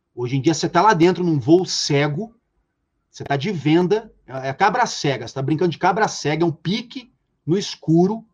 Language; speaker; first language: Portuguese; native; Portuguese